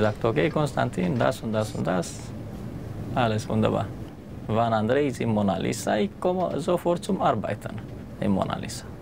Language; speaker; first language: German; non-native, learner; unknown